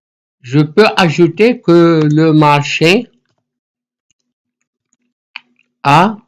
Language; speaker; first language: French; non-native, fluent; Arabic